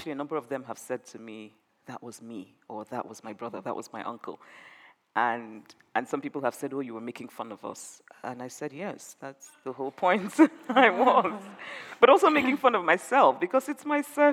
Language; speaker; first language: English; non-native, local second language; Igbo